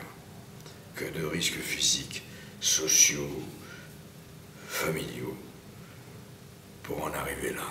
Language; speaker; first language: French; native; French